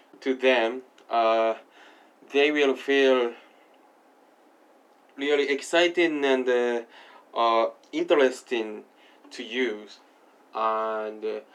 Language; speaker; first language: English; non-native, learner; Japanese